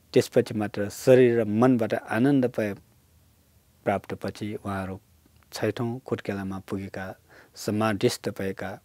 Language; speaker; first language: Nepali; non-native, local second language; Newari